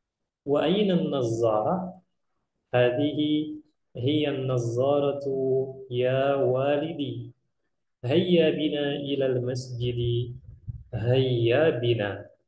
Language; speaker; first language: Arabic; non-native, fluent; Indonesian